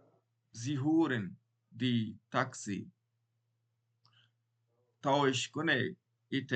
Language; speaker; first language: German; non-native, learner; Baluchi